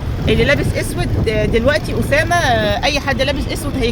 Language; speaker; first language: Arabic; native; Arabic